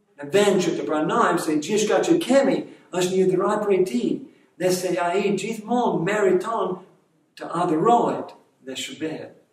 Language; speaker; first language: Albanian; non-native, fluent; English